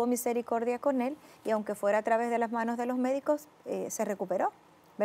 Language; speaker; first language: Spanish; native; Spanish